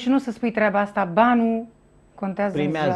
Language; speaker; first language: Romanian; native; Romanian